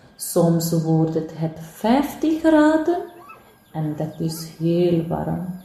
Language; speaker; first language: Dutch; non-native, learner; Hindi